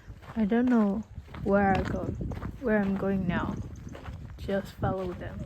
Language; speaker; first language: English; non-native, fluent; Korean